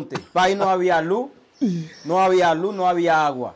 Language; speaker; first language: Spanish; early bilingual, other home language; Haitian Creole